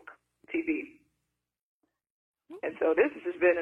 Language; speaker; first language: English; native; English